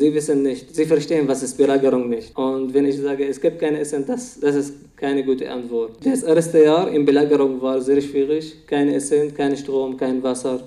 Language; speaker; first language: German; non-native, fluent; Arabic